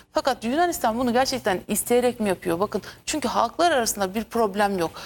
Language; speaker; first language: Turkish; native; Turkish